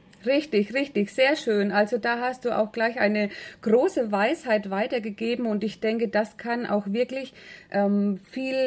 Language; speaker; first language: German; native; German